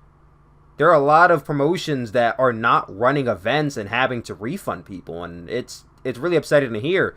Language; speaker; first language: English; native; English